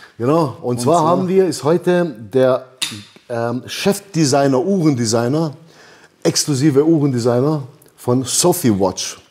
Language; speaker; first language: German; early bilingual, other home language; Albanian